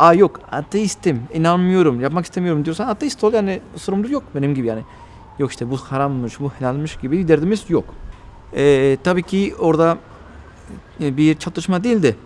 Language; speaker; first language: Turkish; non-native, fluent; Spanish